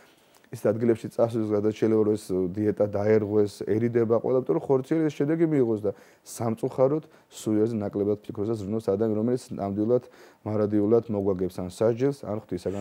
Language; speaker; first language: Georgian; native; Georgian